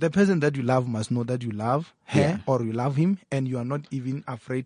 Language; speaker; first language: English; non-native, local second language; Northern Sotho